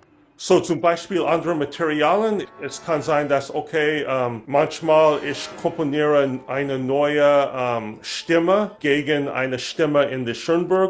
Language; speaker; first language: German; non-native, learner; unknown